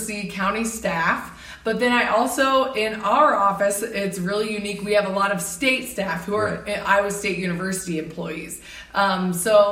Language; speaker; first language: English; native; English